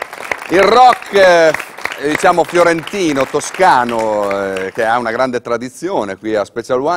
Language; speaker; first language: Italian; native; Italian